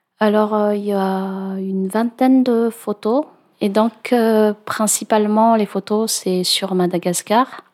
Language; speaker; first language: French; non-native, local second language; Malagasy